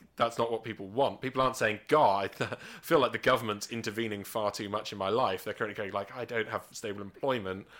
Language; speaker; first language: English; native; English